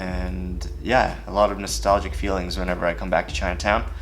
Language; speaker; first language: English; native; English